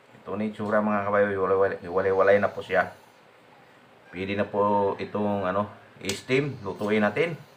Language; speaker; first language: Filipino; non-native, local second language; Cebuano